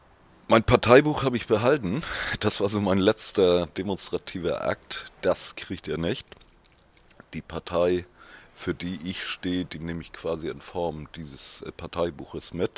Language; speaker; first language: German; native; German